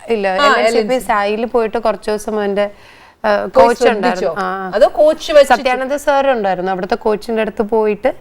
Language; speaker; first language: Malayalam; native; Malayalam